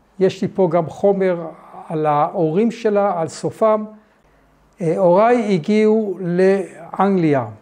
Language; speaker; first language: Hebrew; early bilingual, other home language; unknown